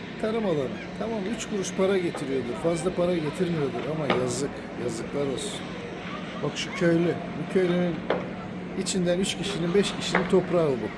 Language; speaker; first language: Turkish; native; Turkish